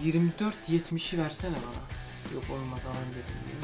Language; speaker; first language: Turkish; native; Turkish